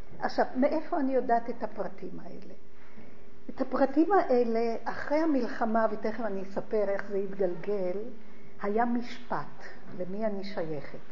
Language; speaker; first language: Hebrew; early bilingual, other home language; Polish